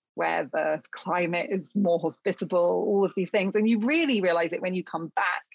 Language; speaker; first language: English; early bilingual, other home language; Akan